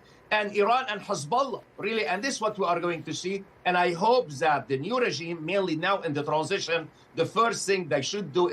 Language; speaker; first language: English; non-native, fluent; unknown